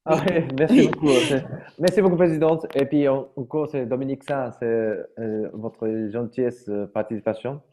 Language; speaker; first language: French; non-native, learner; Japanese